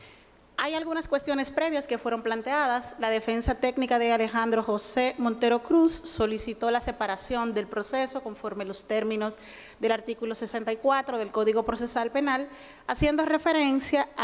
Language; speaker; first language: Spanish; native; Spanish